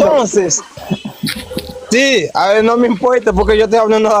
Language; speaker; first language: Spanish; non-native, learner; Haitian Creole